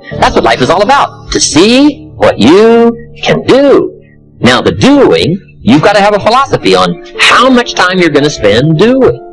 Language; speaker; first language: English; native; English